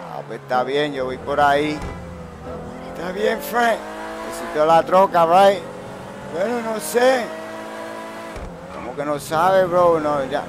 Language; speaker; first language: Spanish; early bilingual, heritage; Spanish